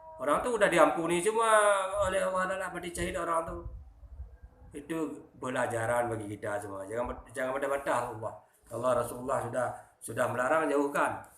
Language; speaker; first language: Malay; non-native, local second language; Achinese